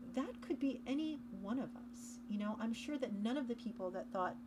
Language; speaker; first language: English; native; English